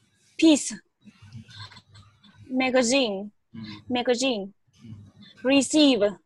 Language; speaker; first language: English; non-native, learner; Vietnamese